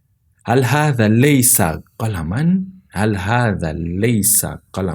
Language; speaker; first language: Arabic; non-native, fluent; Portuguese